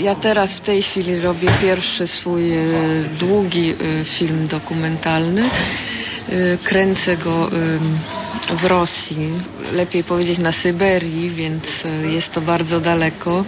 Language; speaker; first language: Polish; early bilingual, heritage; Polish